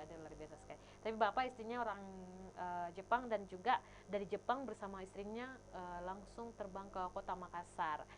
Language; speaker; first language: Indonesian; native; Indonesian